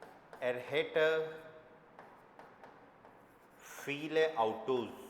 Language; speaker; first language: German; non-native, fluent; Hindi